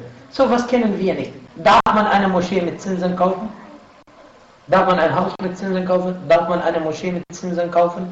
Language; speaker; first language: German; non-native, fluent; Arabic